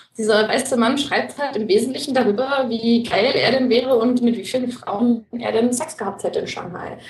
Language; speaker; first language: German; native; German